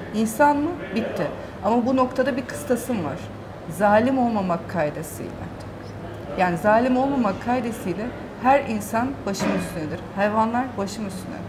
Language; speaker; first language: Turkish; early bilingual, heritage; Turkish